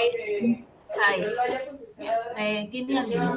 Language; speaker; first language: English; non-native, learner; Spanish